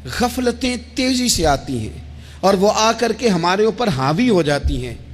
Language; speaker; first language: Urdu; non-native, local second language; Punjabi